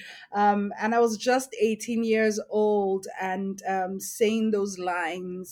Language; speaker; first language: English; non-native, local second language; Esan